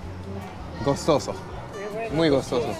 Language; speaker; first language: Spanish; non-native, fluent; Japanese